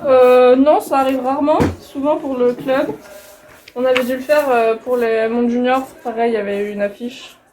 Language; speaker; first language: French; native; French